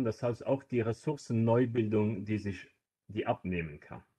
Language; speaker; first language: German; non-native, local second language; Luxembourgish